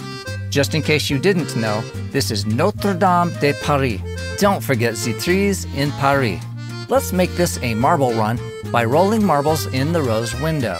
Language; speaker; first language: English; native; English